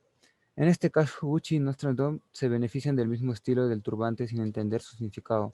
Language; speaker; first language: Spanish; native; Spanish